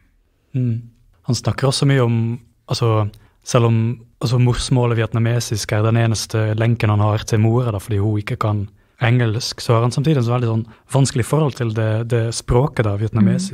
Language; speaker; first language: Norwegian; native; Norwegian